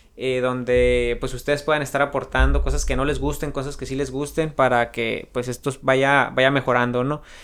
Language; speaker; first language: Spanish; native; Spanish